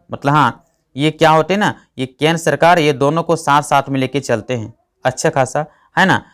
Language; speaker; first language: Hindi; native; Hindi